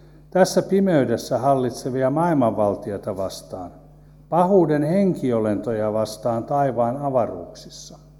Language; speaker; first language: Finnish; native; Finnish